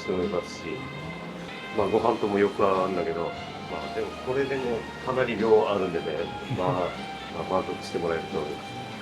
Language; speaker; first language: Japanese; native; Japanese